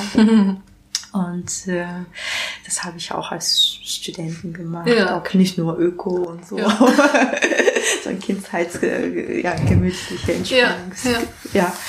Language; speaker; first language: German; non-native, learner; Japanese